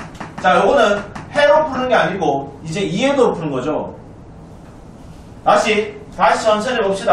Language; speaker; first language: Korean; native; Korean